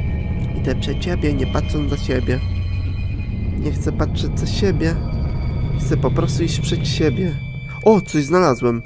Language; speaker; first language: Polish; native; Polish